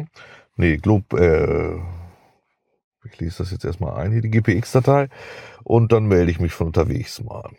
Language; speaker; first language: German; native; German